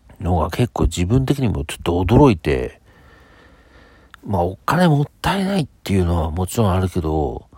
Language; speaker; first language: Japanese; native; Japanese